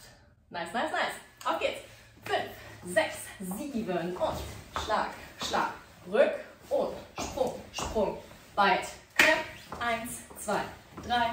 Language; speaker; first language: German; native; German